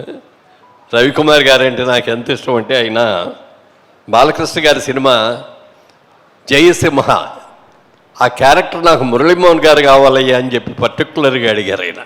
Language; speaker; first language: Telugu; native; Telugu